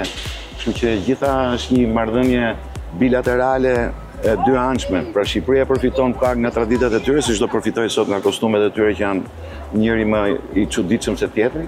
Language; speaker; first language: Albanian; native; Albanian